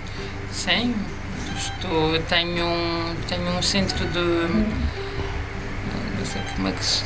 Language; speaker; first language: Portuguese; early bilingual, heritage; Portuguese